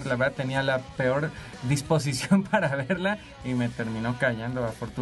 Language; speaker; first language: Spanish; native; Spanish